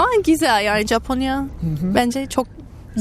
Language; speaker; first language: Turkish; non-native, learner; English